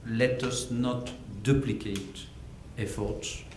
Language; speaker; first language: English; non-native, fluent; French